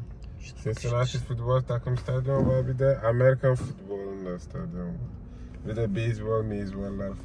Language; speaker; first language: Turkish; non-native, fluent; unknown